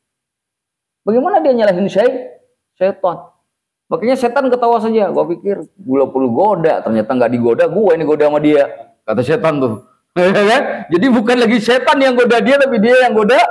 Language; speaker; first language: Indonesian; native; Indonesian